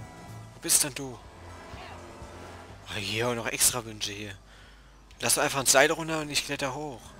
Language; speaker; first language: German; native; German